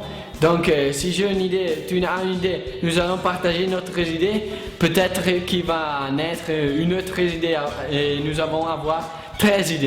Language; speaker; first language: French; non-native, learner; Italian